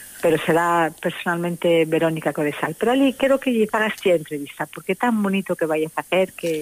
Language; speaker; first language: Galician; early bilingual, heritage; Galician